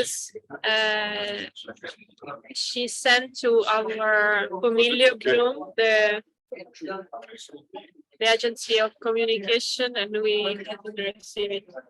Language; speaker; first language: English; non-native, fluent; Italian